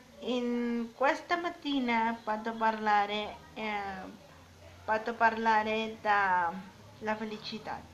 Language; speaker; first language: Italian; non-native, learner; Spanish